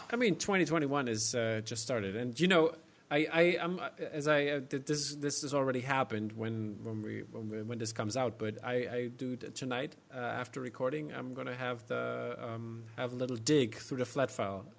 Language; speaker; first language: English; non-native, fluent; German